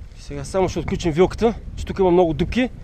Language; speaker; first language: Bulgarian; native; Bulgarian